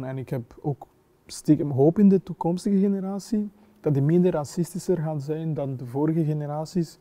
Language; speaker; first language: Dutch; non-native, fluent; Kinyarwanda